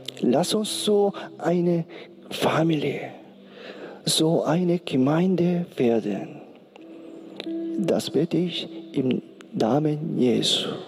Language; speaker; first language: German; non-native, learner; Korean